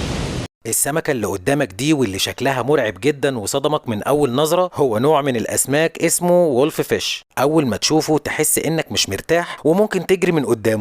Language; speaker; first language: Arabic; native; Arabic